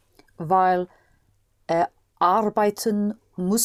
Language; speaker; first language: German; non-native, learner; English